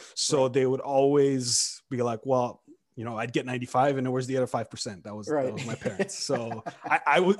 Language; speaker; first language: English; early bilingual, other home language; Romanian